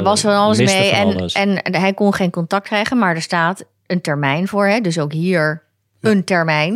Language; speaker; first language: Dutch; native; Dutch